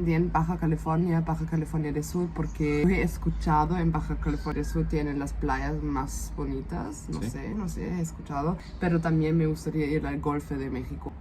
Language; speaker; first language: Spanish; non-native, fluent; German